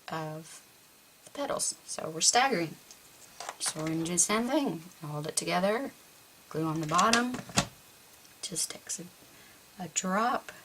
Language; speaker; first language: English; native; English